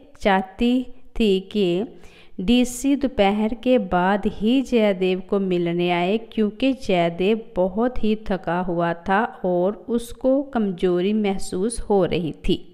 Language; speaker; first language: Hindi; non-native, local second language; Punjabi